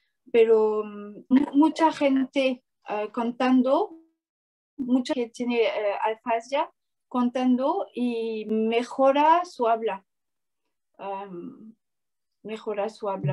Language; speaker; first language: Spanish; non-native, learner; French